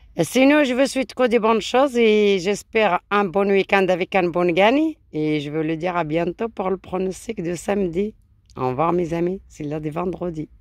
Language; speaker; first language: French; non-native, local second language; Arabic